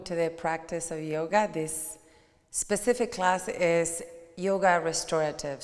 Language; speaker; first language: English; non-native, fluent; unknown